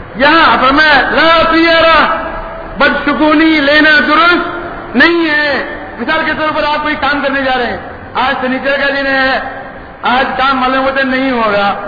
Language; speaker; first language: Urdu; non-native, local second language; Konkani